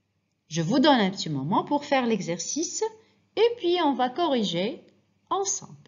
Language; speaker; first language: French; non-native, fluent; Arabic